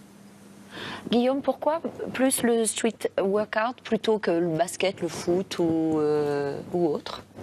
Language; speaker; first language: French; native; French